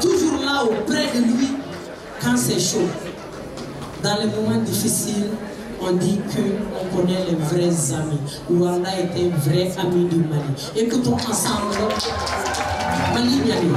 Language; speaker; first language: French; non-native, local second language; Bambara